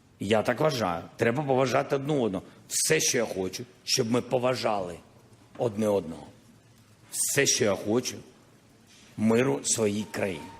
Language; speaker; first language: Ukrainian; non-native, local second language; Russian